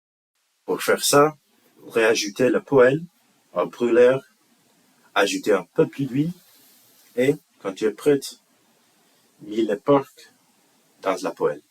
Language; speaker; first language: French; non-native, learner; English